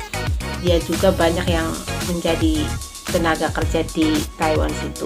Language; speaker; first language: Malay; non-native, local second language; Javanese